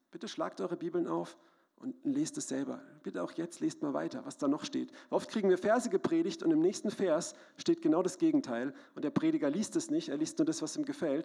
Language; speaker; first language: German; native; German